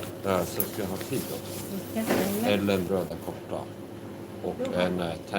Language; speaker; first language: Swedish; non-native, fluent; English